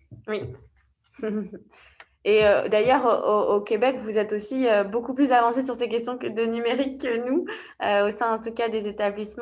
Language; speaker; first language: French; native; French